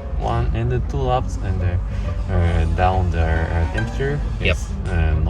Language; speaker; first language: English; non-native, learner; Japanese